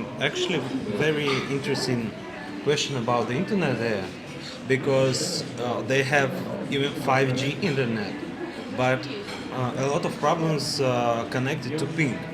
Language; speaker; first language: English; non-native, learner; Russian